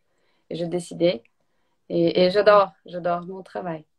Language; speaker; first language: French; non-native, learner; Portuguese